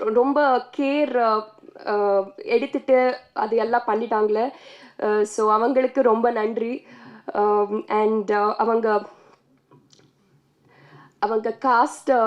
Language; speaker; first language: Tamil; non-native, learner; Telugu